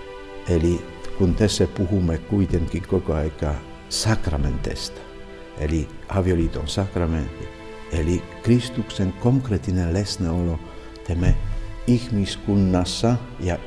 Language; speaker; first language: Finnish; non-native, fluent; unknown